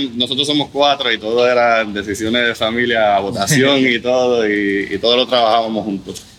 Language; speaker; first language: Spanish; non-native, local second language; German